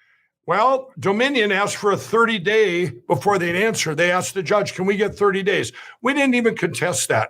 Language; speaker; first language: English; native; English